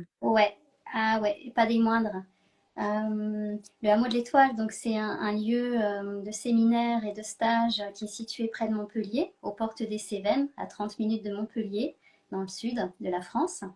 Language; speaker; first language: French; native; French